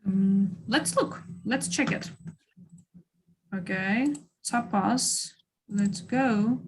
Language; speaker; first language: English; non-native, fluent; Kyrgyz